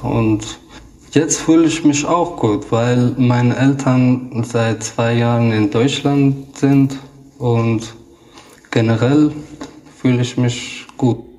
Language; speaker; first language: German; non-native, learner; Arabic